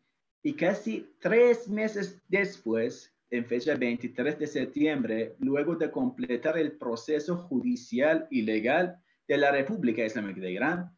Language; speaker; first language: Spanish; non-native, fluent; Persian